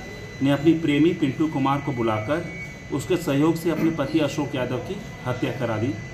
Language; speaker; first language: Hindi; native; Hindi